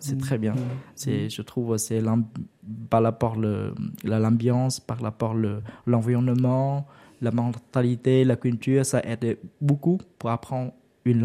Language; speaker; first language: French; non-native, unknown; Vietnamese